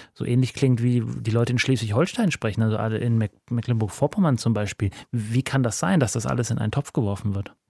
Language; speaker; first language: German; native; German